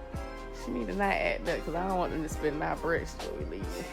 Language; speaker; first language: English; native; English